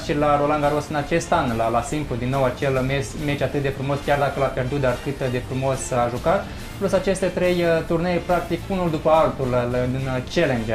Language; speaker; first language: Romanian; native; Romanian